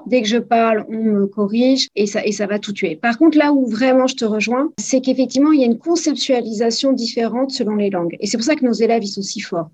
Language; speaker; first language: French; native; French